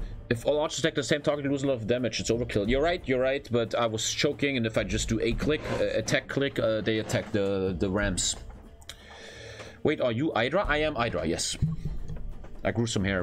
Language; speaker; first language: English; non-native, fluent; German